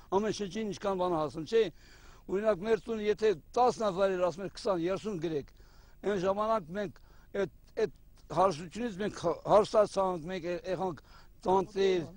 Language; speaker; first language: Armenian; non-native, local second language; Kurdish